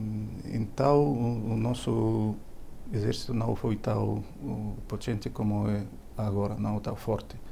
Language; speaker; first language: Portuguese; non-native, fluent; Ukrainian